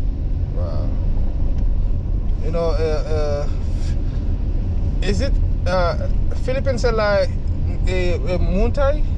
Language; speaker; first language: English; non-native, learner; Haitian Creole